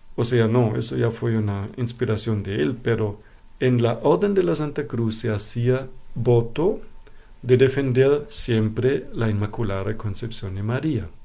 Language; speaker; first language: Spanish; non-native, fluent; German